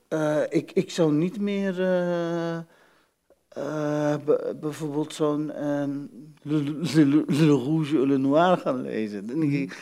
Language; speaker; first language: Dutch; early bilingual, other home language; Arabic